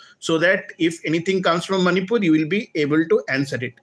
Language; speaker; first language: English; non-native, local second language; Bangla